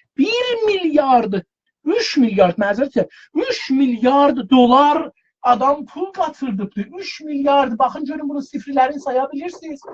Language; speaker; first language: Azerbaijani; native; Azerbaijani